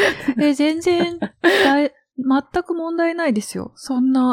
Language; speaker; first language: Japanese; native; Japanese